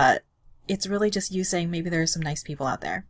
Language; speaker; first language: English; native; English